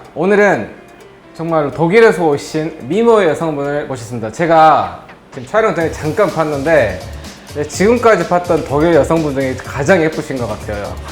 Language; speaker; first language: Korean; native; Korean